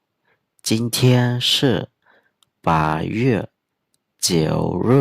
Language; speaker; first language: Chinese; non-native, fluent; Khmer